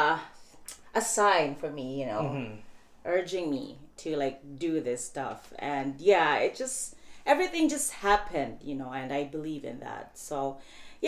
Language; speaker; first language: English; non-native, local second language; Cebuano